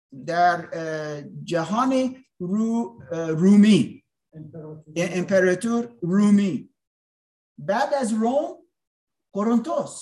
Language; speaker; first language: Persian; non-native, learner; English